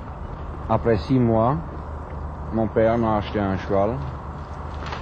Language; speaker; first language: French; non-native, fluent; German